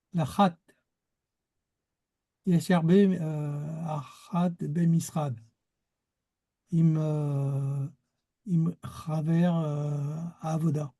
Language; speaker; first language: Hebrew; non-native, learner; French